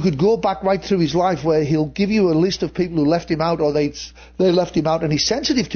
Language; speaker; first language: English; native; English